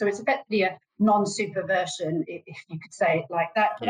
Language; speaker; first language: English; native; English